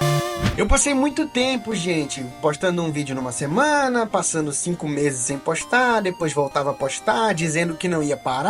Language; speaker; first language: Portuguese; native; Portuguese